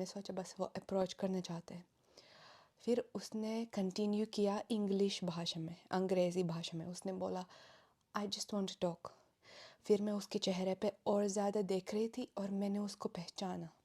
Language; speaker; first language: Hindi; non-native, fluent; Russian